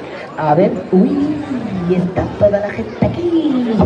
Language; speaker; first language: Spanish; native; Spanish